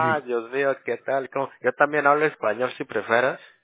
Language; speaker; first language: Spanish; early bilingual, heritage; Spanish